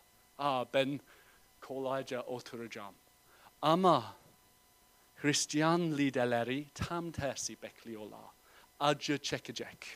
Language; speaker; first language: Turkish; non-native, fluent; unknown